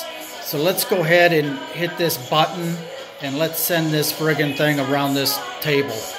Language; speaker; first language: English; native; English